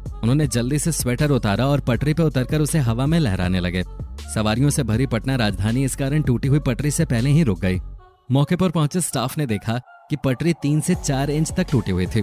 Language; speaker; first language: Hindi; native; Hindi